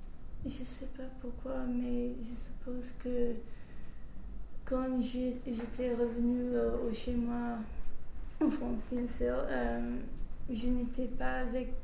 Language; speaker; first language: French; non-native, fluent; English